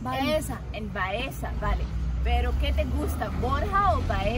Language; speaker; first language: Spanish; non-native, learner; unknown